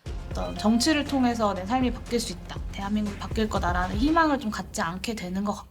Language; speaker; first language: Korean; native; Korean